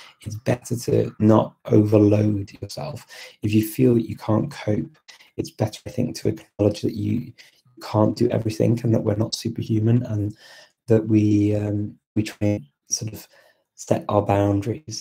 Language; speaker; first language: English; native; English